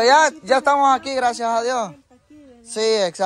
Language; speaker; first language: Spanish; native; Spanish